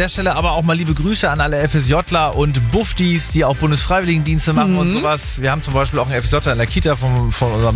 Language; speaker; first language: German; native; German